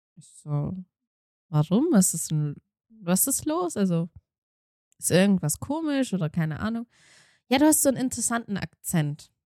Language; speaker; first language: German; native; German